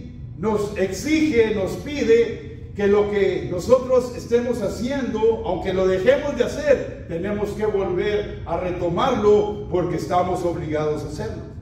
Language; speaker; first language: Spanish; native; Spanish